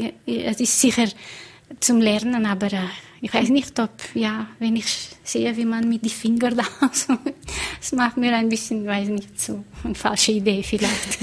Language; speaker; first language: German; non-native, fluent; Portuguese